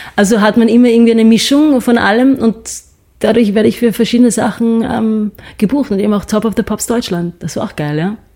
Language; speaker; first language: German; early bilingual, other home language; English